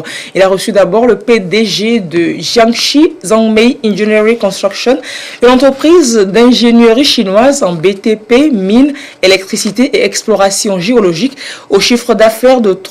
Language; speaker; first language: French; native; French